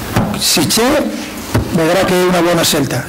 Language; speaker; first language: Italian; non-native, learner; Spanish